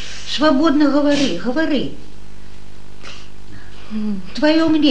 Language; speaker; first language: Russian; non-native, learner; Dutch